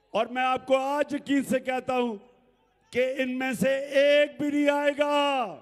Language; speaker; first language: Urdu; native; Urdu